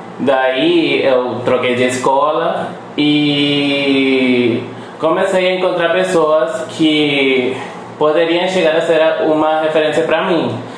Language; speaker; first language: Portuguese; non-native, fluent; Spanish